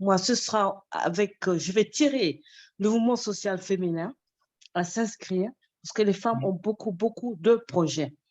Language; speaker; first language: French; non-native, local second language; Wolof